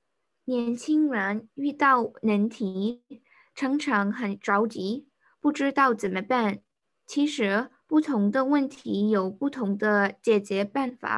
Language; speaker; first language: Chinese; non-native, learner; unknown